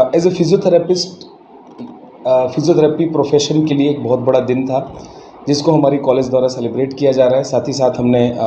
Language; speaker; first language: Hindi; non-native, local second language; Gujarati